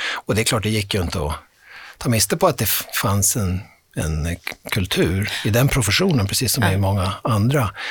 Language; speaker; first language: Swedish; native; Swedish